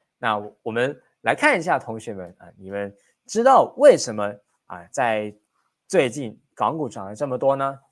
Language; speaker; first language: Chinese; native; Chinese